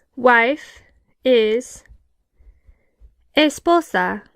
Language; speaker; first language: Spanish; non-native, fluent; English